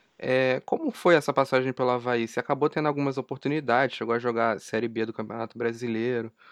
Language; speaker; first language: Portuguese; native; Portuguese